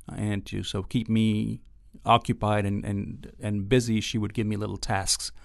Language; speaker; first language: English; non-native, local second language; Gujarati